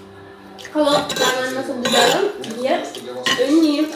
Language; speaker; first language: Indonesian; non-native, learner; Russian